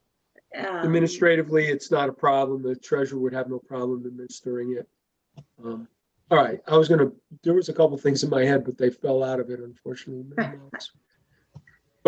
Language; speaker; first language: English; native; English